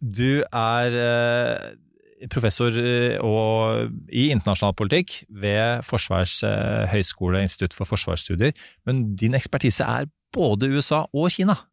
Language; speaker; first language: Norwegian; native; Norwegian